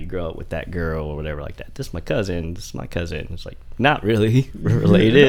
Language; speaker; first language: English; early bilingual, other home language; Vietnamese